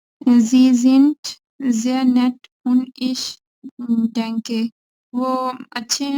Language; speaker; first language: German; non-native, learner; Urdu